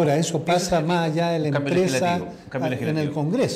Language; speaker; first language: Spanish; native; Spanish